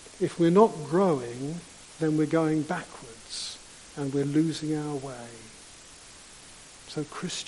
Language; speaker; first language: English; native; English